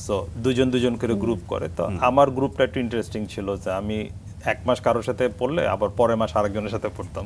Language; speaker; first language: Bangla; early bilingual, heritage; Bangla